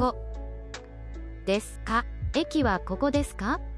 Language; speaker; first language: Japanese; non-native, learner; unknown